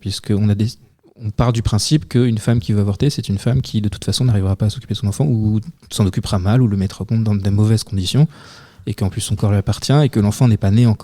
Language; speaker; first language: French; native; French